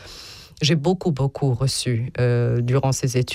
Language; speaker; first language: French; non-native, fluent; Serbian